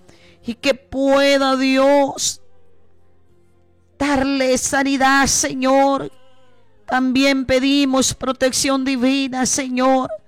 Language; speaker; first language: Spanish; native; Spanish